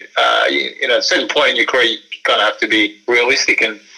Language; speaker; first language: English; early bilingual, other home language; Croatian